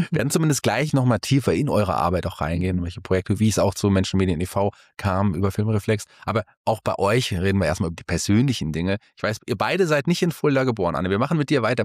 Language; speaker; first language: German; native; German